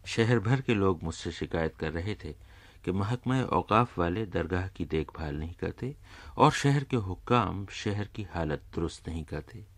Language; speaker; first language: Urdu; native; Urdu